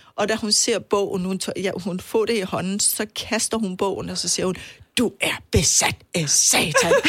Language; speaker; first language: Danish; non-native, fluent; Persian